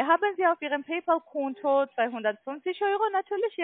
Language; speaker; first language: German; non-native, learner; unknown